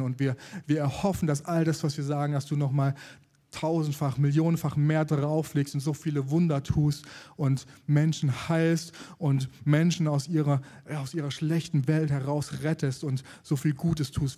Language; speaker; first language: German; native; German